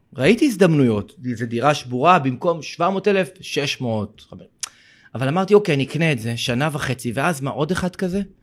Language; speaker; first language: Hebrew; native; Hebrew